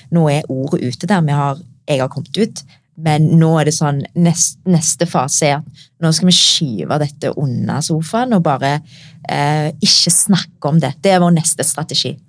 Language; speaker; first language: Norwegian; early bilingual, other home language; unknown